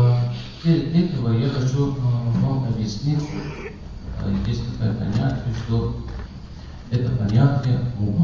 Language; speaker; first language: Russian; non-native, learner; Persian